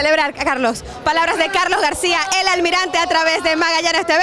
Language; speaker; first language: Spanish; native; Spanish